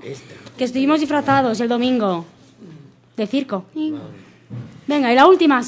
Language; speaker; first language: Spanish; native; Spanish